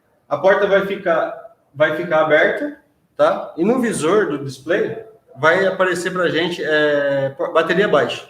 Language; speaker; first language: Portuguese; native; Portuguese